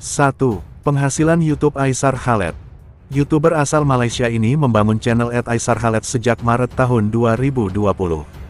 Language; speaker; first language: Indonesian; native; Indonesian